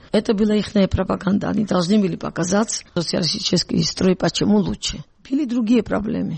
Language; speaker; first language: Russian; non-native, local second language; Georgian